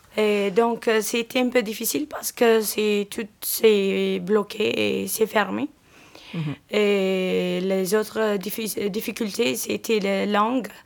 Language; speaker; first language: French; non-native, learner; Amharic